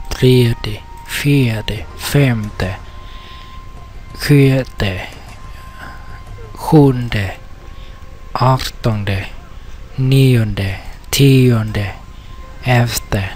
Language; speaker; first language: Swedish; non-native, learner; Vietnamese